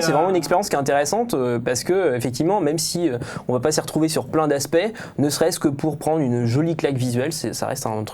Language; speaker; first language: French; native; French